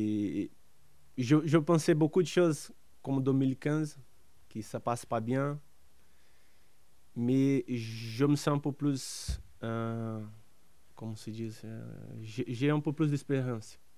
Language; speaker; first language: French; non-native, learner; Portuguese